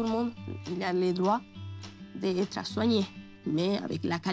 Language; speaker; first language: French; non-native, learner; Spanish